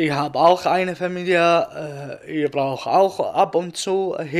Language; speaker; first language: German; non-native, fluent; Arabic